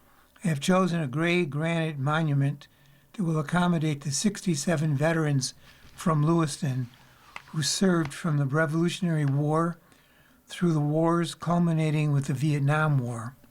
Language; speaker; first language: English; native; English